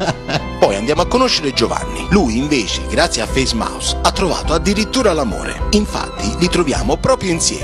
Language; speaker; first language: Italian; native; Italian